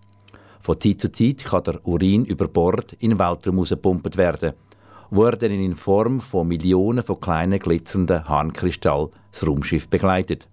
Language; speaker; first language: German; native; German